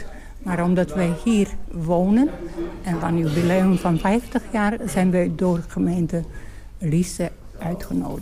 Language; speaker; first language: Dutch; non-native, learner; Bosnian